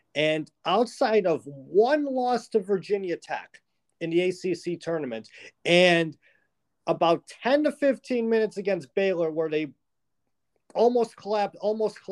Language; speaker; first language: English; native; English